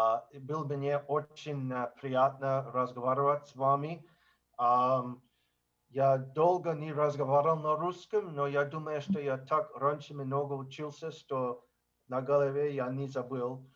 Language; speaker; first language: Russian; non-native, learner; English